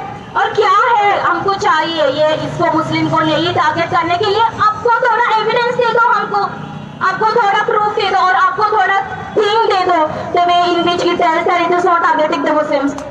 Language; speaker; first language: Hindi; non-native, local second language; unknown